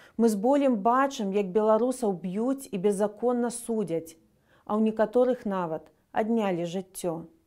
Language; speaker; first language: Belarusian; non-native, local second language; Russian